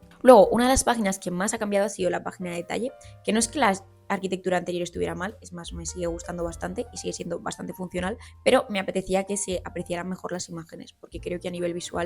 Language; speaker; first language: Spanish; native; Spanish